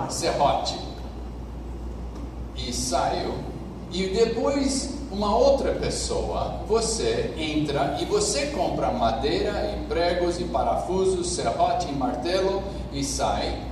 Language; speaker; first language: Portuguese; non-native, fluent; English